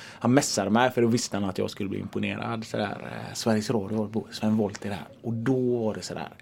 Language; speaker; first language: Swedish; native; Swedish